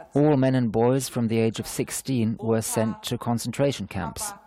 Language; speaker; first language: English; non-native, fluent; German